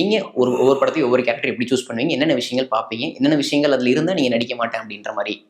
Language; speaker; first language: Tamil; native; Tamil